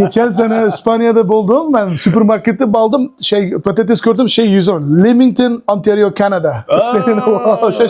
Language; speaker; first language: Turkish; non-native, learner; Uyghur